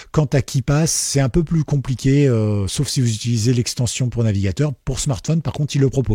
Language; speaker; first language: French; native; French